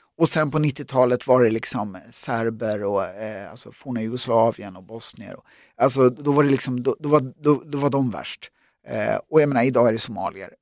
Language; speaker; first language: Swedish; native; Swedish